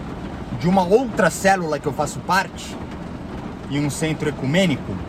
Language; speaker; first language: Portuguese; native; Portuguese